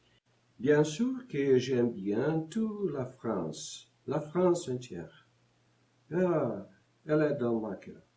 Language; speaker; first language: French; non-native, learner; Portuguese